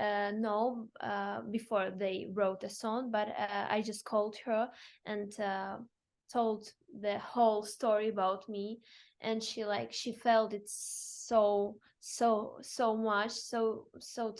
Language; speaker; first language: English; non-native, fluent; Ukrainian